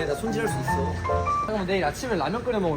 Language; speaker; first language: Korean; native; Korean